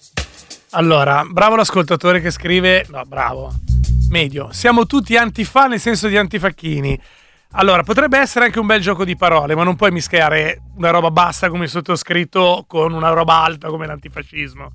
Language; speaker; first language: Italian; native; Italian